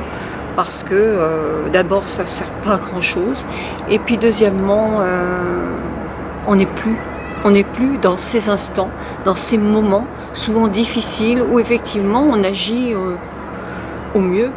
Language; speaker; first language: French; native; French